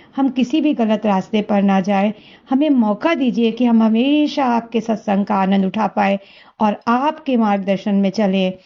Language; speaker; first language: Hindi; native; Hindi